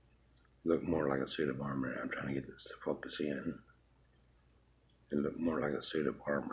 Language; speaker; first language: English; native; English